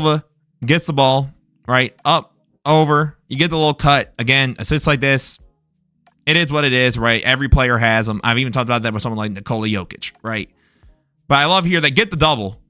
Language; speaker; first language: English; native; English